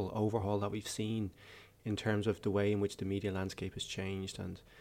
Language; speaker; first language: English; native; English